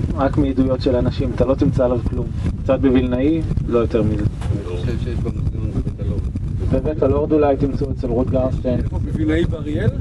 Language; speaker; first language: Hebrew; native; Hebrew